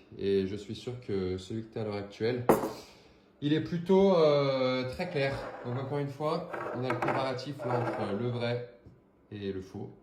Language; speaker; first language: French; native; French